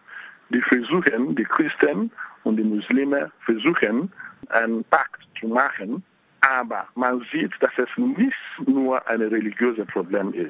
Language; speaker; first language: German; non-native, fluent; Igbo